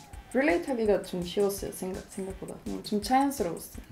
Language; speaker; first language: Korean; non-native, fluent; Swedish